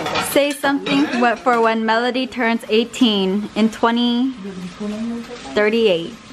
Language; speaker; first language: English; early bilingual, other home language; Korean